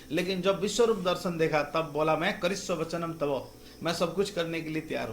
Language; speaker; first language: Hindi; non-native, local second language; Bangla